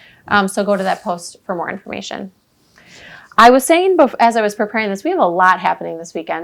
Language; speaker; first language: English; native; English